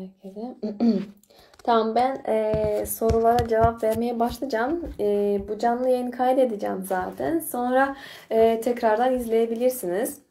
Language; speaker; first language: Turkish; non-native, fluent; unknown